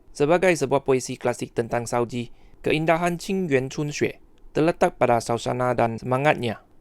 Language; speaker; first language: Malay; non-native, fluent; Chinese